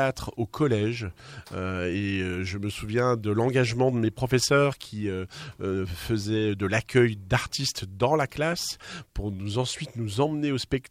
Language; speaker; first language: French; native; French